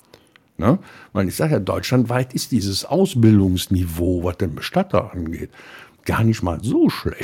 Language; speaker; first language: German; native; German